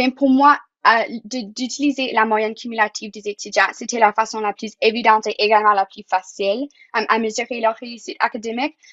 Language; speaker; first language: French; non-native, local second language; English